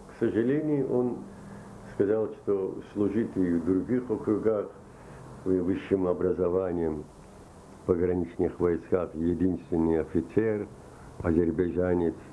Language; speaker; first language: Russian; non-native, local second language; Azerbaijani